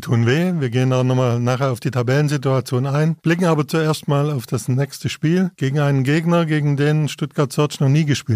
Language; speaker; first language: German; native; German